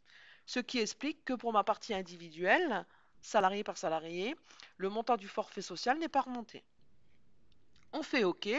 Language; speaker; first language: French; native; French